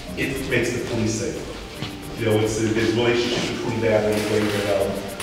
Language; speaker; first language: English; native; English